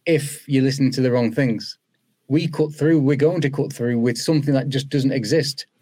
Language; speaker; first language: English; native; English